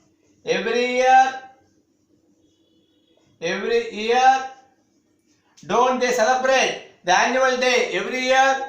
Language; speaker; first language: English; non-native, local second language; Telugu